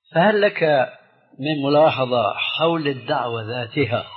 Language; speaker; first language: Arabic; early bilingual, other home language; Albanian